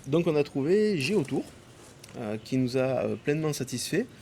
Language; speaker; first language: French; native; French